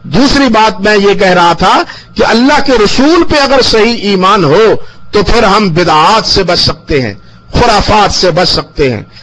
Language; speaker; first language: Urdu; non-native, local second language; Punjabi